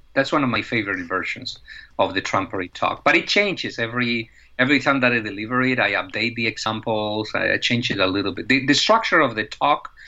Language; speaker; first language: English; non-native, fluent; Spanish